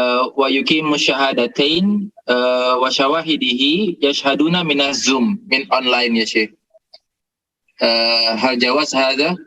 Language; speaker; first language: Arabic; non-native, learner; Indonesian